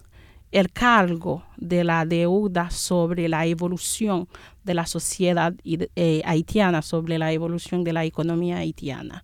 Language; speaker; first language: Spanish; non-native, fluent; Haitian Creole